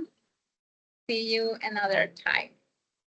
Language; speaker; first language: English; non-native, fluent; Spanish